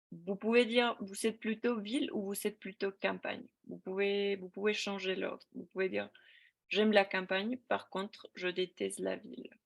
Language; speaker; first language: French; non-native, fluent; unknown